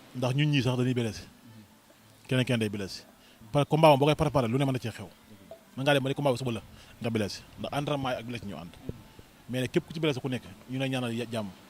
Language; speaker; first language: Wolof; native; Wolof